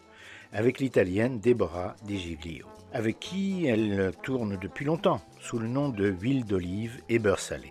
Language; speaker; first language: French; native; French